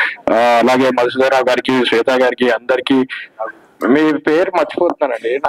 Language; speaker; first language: Telugu; native; Telugu